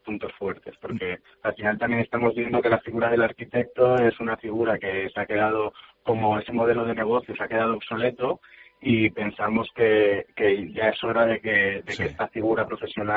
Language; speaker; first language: Spanish; native; Spanish